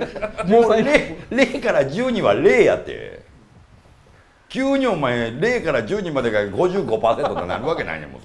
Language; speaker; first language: Japanese; native; Japanese